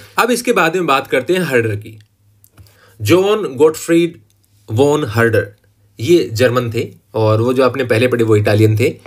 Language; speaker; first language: Hindi; native; Hindi